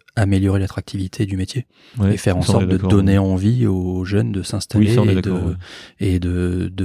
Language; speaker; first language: French; native; French